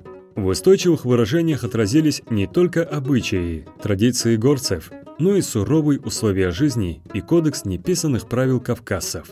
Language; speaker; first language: Russian; native; Russian